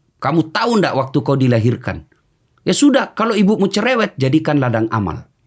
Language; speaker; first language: Indonesian; non-native, local second language; Buginese